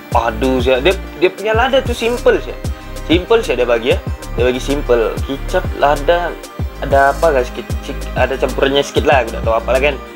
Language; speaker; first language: Malay; native; Malay